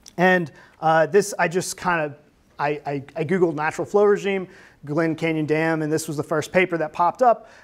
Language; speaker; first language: English; native; English